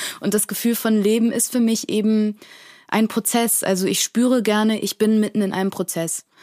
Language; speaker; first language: German; early bilingual, other home language; Portuguese